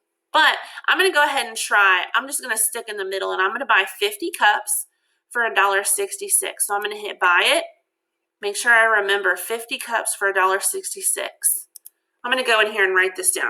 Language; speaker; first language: English; native; English